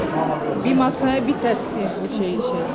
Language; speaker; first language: Turkish; early bilingual, heritage; Turkish